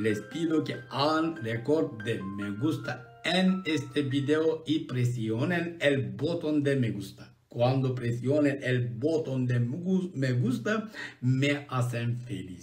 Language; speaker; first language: Spanish; non-native, learner; Turkish